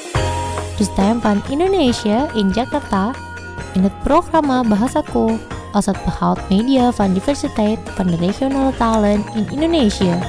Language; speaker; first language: Dutch; non-native, learner; Indonesian